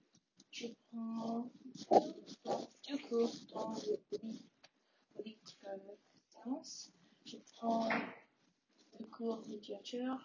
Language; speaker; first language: French; non-native, learner; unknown